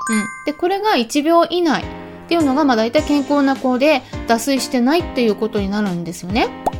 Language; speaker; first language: Japanese; native; Japanese